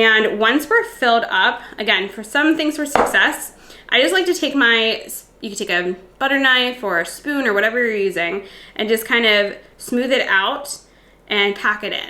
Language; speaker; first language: English; native; English